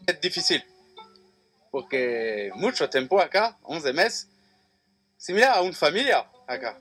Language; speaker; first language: Spanish; non-native, learner; French